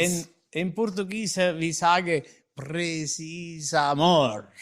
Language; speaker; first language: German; non-native, learner; Italian